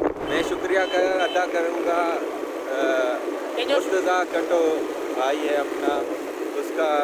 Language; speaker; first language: Hindi; non-native, local second language; Sindhi